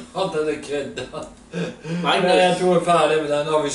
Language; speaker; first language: Swedish; native; Swedish